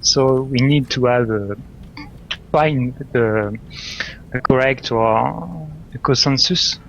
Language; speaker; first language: English; non-native, learner; French